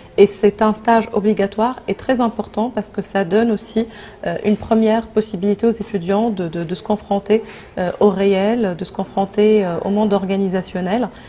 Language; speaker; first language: French; non-native, local second language; Arabic